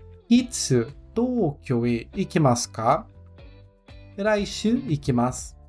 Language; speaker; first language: Japanese; non-native, learner; Portuguese